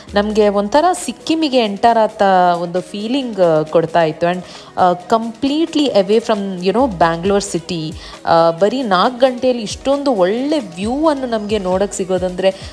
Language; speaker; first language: Kannada; native; Kannada